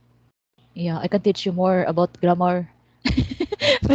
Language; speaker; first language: English; non-native, fluent; Filipino